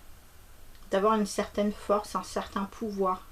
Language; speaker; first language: French; native; French